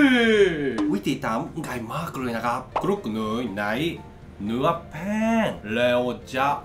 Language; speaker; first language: Thai; non-native, learner; Japanese